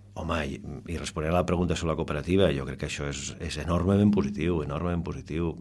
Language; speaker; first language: Catalan; non-native, local second language; Spanish